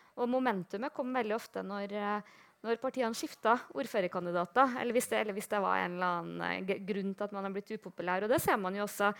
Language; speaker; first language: Norwegian; native; Norwegian